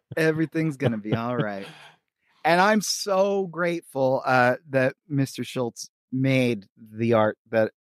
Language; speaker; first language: English; native; English